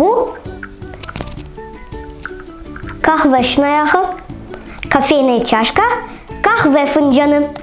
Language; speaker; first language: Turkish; non-native, learner; Tatar